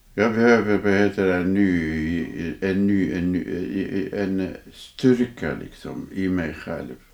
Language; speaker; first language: Swedish; non-native, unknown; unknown